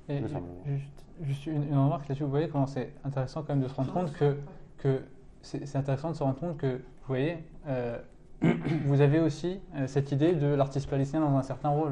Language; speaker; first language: French; native; French